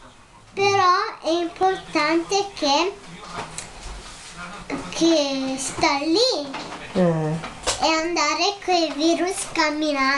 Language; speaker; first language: Spanish; early bilingual, heritage; Spanish